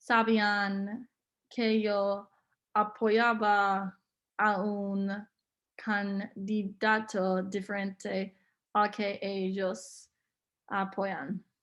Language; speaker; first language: Spanish; non-native, learner; English